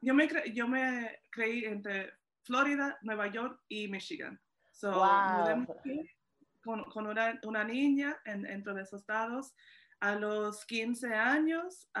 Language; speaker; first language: Spanish; early bilingual, heritage; Spanish